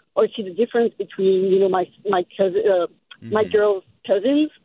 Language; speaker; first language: English; non-native, fluent; French